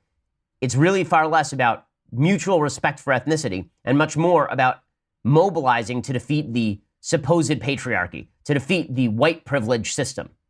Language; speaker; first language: English; native; English